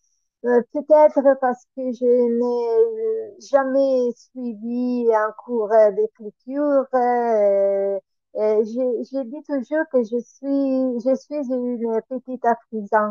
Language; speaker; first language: French; non-native, learner; Italian